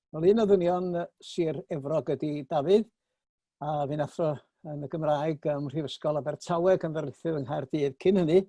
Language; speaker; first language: Welsh; native; Welsh